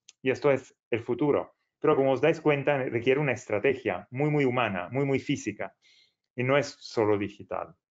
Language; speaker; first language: Spanish; non-native, fluent; Italian